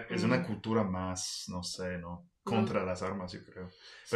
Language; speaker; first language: Spanish; non-native, fluent; English